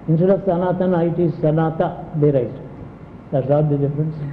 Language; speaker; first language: English; non-native, local second language; Telugu